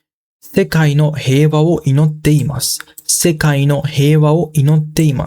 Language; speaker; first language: Japanese; non-native, fluent; Sinhala